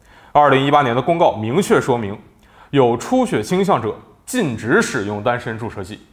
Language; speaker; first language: Chinese; native; Chinese